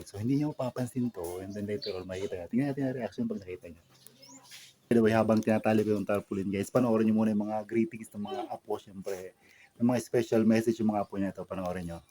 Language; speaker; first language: Filipino; native; Filipino